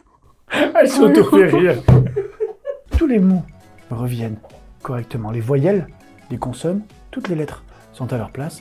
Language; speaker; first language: French; native; French